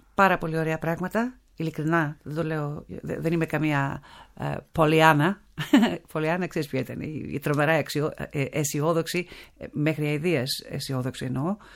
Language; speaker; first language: Greek; early bilingual, heritage; Greek